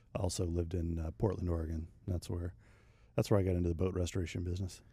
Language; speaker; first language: English; native; English